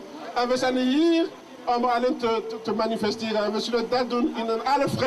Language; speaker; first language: Dutch; non-native, learner; French